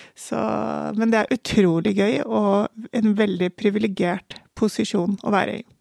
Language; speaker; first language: Norwegian; native; Norwegian